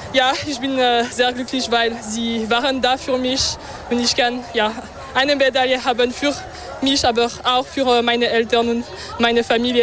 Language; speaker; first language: German; non-native, local second language; French